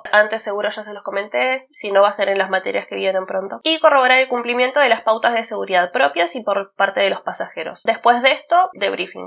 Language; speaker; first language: Spanish; native; Spanish